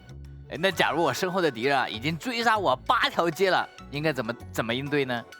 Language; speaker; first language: Chinese; native; Chinese